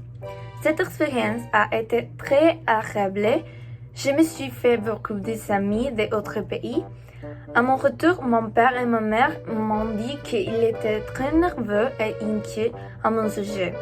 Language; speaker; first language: French; non-native, learner; Spanish